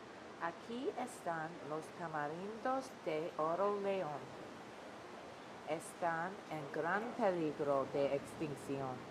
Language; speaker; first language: Spanish; non-native, learner; English